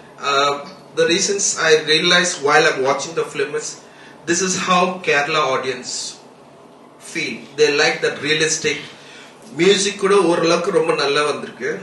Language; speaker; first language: English; non-native, local second language; Tamil